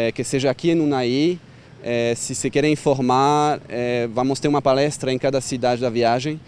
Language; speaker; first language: Portuguese; non-native, fluent; French